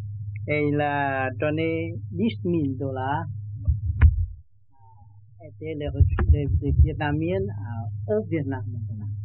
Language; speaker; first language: French; non-native, learner; Vietnamese